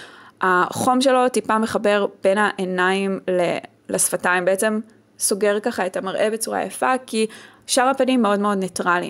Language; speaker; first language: Hebrew; native; Hebrew